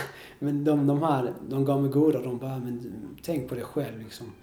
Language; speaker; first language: Swedish; early bilingual, other home language; Spanish